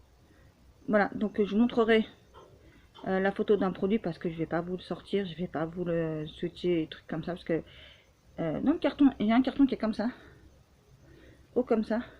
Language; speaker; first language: French; native; French